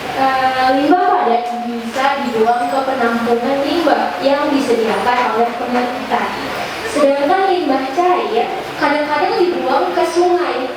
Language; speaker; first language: Indonesian; native; Indonesian